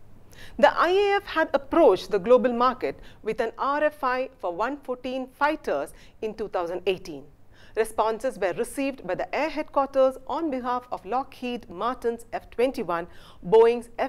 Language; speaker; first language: English; non-native, local second language; Malayalam